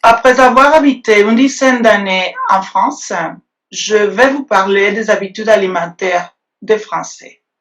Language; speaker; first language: French; non-native, fluent; Spanish